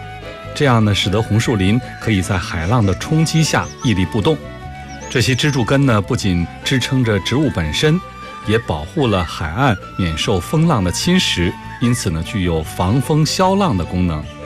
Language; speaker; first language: Chinese; native; Chinese